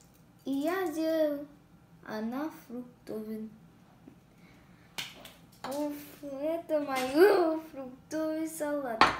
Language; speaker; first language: Russian; non-native, learner; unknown